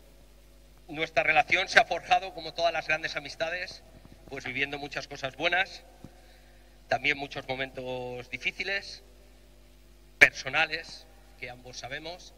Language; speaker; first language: Spanish; native; Spanish